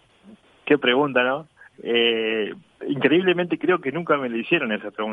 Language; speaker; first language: Spanish; native; Spanish